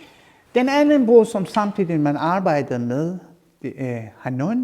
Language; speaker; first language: Danish; non-native, fluent; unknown